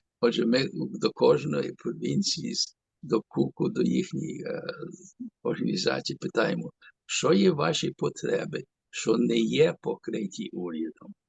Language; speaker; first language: Ukrainian; early bilingual, heritage; Ukrainian